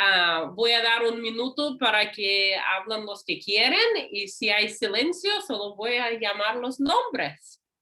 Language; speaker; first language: Spanish; non-native, learner; English